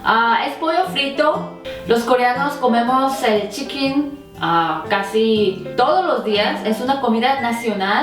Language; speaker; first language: Spanish; non-native, fluent; Korean